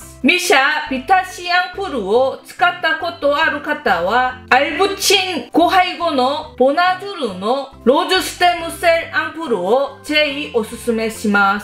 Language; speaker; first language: Japanese; non-native, fluent; Korean